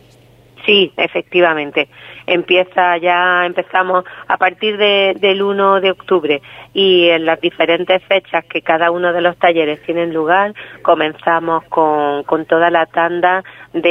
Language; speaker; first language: Spanish; native; Spanish